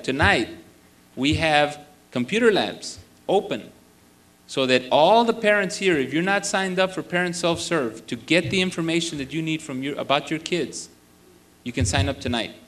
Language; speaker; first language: English; early bilingual, other home language; Spanish